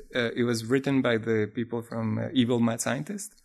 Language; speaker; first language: English; non-native, fluent; Spanish